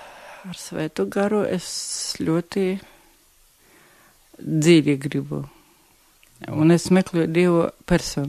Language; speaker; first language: Latvian; non-native, local second language; Russian